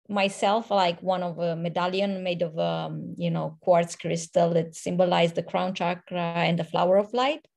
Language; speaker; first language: English; non-native, fluent; Romanian